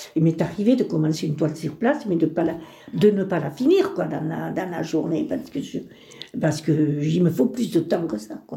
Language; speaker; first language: French; early bilingual, other home language; Spanish